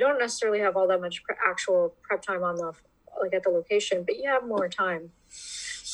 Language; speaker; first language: English; native; English